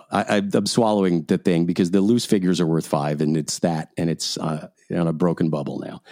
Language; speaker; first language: English; native; English